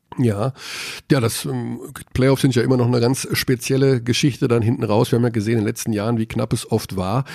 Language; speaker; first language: German; native; German